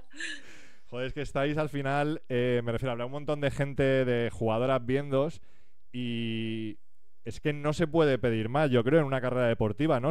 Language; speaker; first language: Spanish; native; Spanish